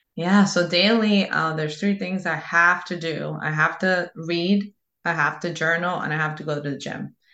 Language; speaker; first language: English; early bilingual, other home language; Spanish